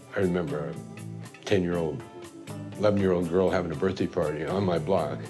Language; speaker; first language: English; native; English